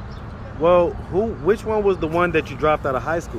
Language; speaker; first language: English; native; English